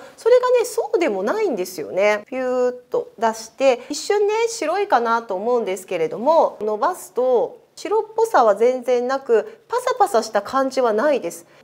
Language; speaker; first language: Japanese; native; Japanese